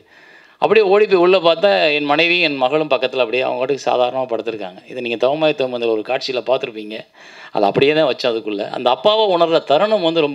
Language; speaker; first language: Tamil; native; Tamil